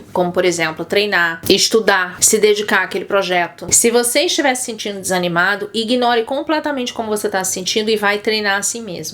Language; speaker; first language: Portuguese; native; Portuguese